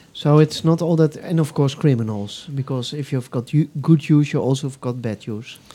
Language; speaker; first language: English; non-native, fluent; Dutch